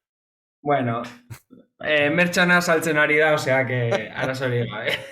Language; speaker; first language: Basque; non-native, local second language; Spanish